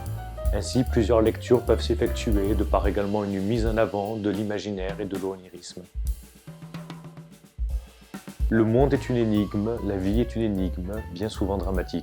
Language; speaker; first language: French; native; French